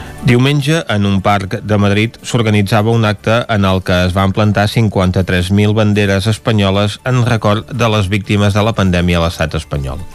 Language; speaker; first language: Catalan; native; Catalan